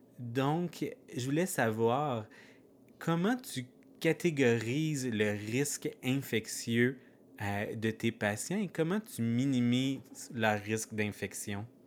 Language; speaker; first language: French; native; French